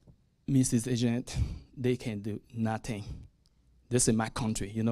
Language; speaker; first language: English; non-native, learner; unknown